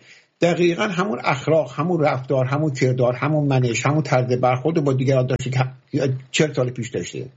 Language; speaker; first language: Persian; native; Persian